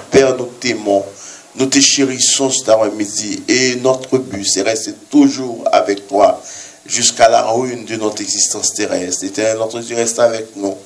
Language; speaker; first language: French; non-native, local second language; Haitian Creole